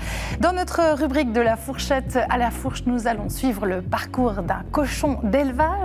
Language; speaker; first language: French; native; French